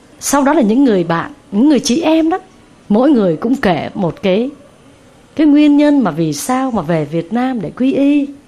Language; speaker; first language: Vietnamese; native; Vietnamese